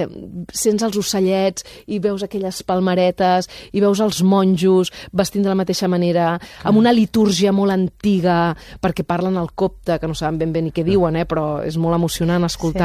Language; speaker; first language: Catalan; native; Catalan